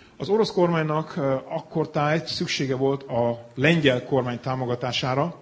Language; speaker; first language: Hungarian; native; Hungarian